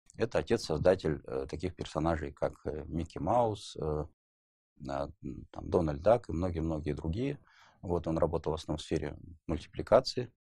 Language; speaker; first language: Russian; native; Russian